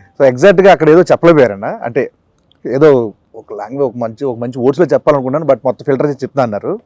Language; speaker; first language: Telugu; native; Telugu